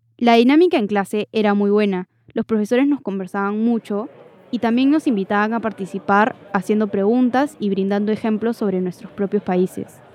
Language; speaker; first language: Spanish; native; Spanish